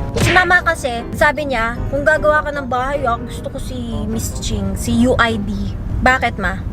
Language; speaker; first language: Filipino; native; Filipino